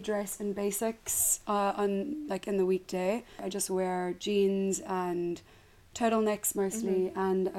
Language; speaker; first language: English; native; English